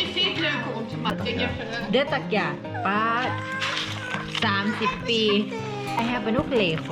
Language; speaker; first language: Dutch; non-native, learner; Thai